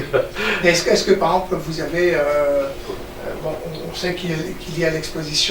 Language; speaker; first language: French; native; French